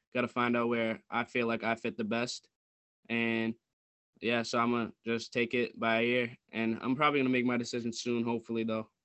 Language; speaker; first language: English; native; English